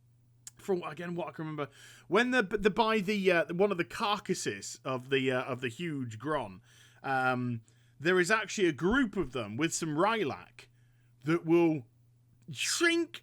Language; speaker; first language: English; native; English